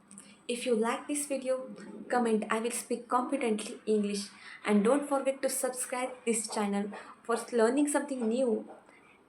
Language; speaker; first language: English; non-native, local second language; Hindi